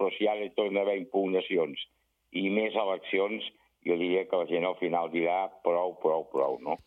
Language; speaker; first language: Catalan; native; Catalan